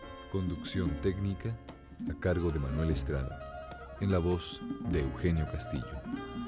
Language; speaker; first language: Spanish; native; Spanish